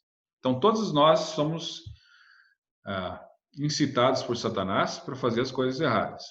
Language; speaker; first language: Portuguese; native; Portuguese